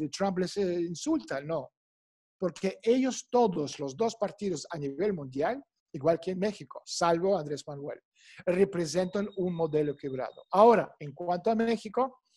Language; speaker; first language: Spanish; non-native, fluent; Russian